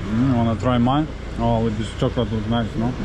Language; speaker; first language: English; non-native, learner; Polish